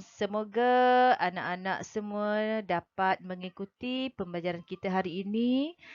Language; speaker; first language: Malay; native; Malay